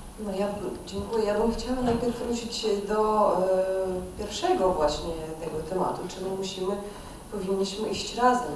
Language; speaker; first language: Polish; non-native, fluent; Russian